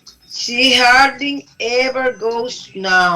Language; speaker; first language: English; non-native, learner; Spanish